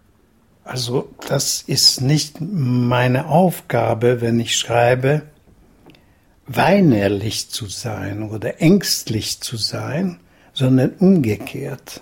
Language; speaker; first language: German; non-native, fluent; Hungarian